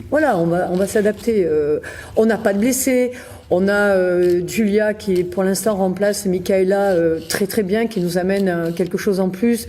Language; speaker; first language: French; native; French